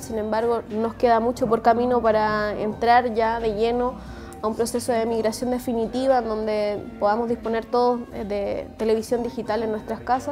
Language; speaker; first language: Spanish; native; Spanish